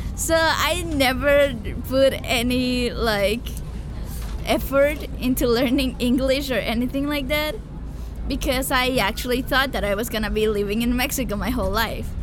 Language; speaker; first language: English; early bilingual, other home language; Spanish